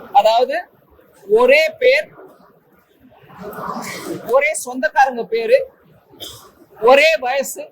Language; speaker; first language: Tamil; native; Tamil